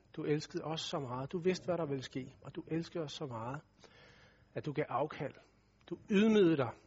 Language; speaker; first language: Danish; native; Danish